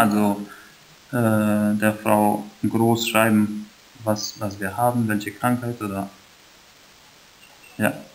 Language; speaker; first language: German; non-native, fluent; Albanian